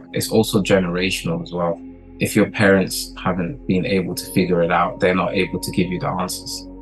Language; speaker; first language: English; early bilingual, other home language; Portuguese